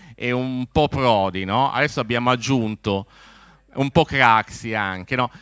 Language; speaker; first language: Italian; native; Italian